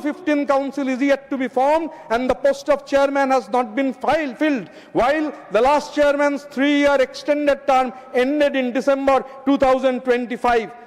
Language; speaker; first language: English; non-native, local second language; Bangla